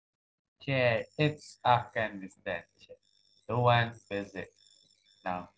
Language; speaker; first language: English; non-native, learner; Burmese